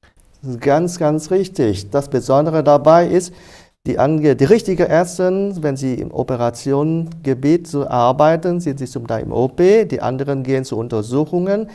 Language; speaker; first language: German; non-native, fluent; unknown